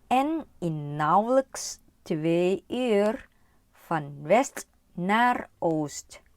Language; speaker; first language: Dutch; non-native, learner; Thai